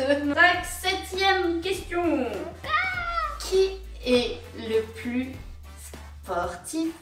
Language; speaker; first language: French; native; French